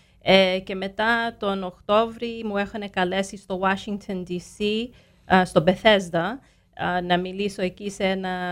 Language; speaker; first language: Greek; early bilingual, heritage; Greek